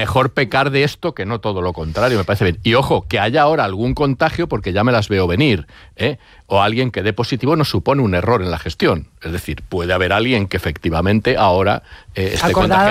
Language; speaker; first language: Spanish; native; Spanish